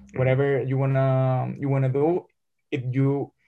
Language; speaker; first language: English; non-native, fluent; Spanish